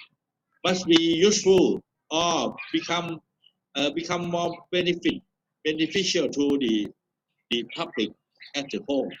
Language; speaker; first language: English; non-native, fluent; Thai